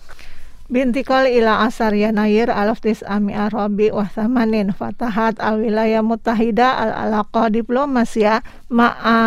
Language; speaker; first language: Arabic; non-native, fluent; Indonesian